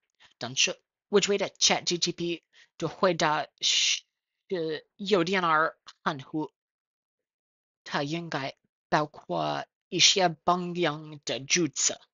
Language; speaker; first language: Chinese; non-native, learner; English